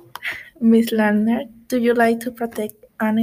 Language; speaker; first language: English; non-native, learner; Spanish